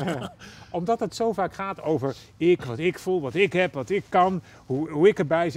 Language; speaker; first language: Dutch; native; Dutch